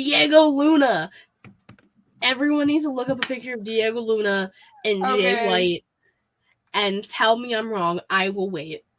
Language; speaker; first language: English; native; English